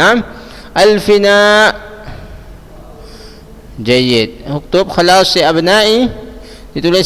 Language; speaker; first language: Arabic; non-native, fluent; Indonesian